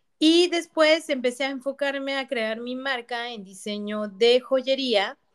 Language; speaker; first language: Spanish; native; Spanish